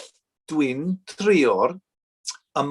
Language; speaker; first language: Welsh; non-native, learner; English